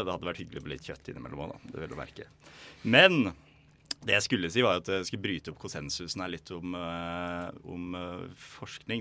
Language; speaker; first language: Norwegian; native; Norwegian